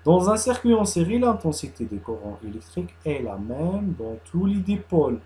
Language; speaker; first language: French; non-native, local second language; Arabic